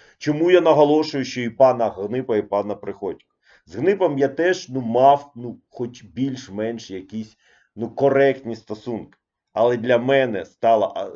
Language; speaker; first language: Ukrainian; non-native, local second language; Russian